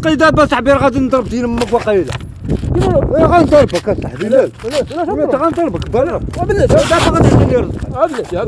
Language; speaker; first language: Arabic; native; Arabic